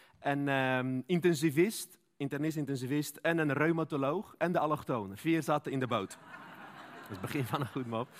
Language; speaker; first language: Dutch; non-native, fluent; Armenian